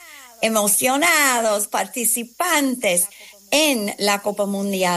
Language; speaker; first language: Spanish; non-native, fluent; English